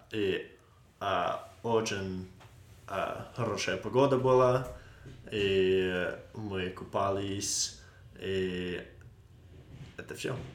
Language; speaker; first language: Russian; non-native, learner; English